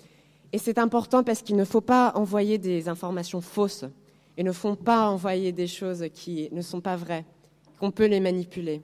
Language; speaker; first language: French; non-native, fluent; Spanish